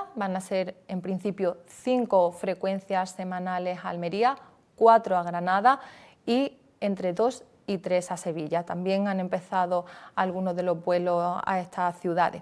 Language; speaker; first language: Spanish; native; Spanish